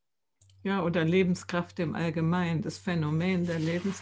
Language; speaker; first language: German; native; German